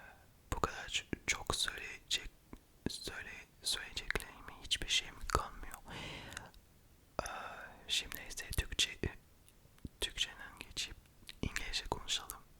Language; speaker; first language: Turkish; early bilingual, heritage; French